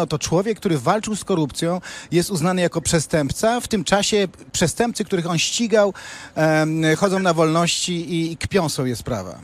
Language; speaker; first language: Polish; native; Polish